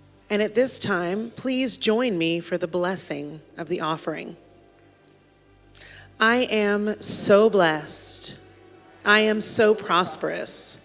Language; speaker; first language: English; native; English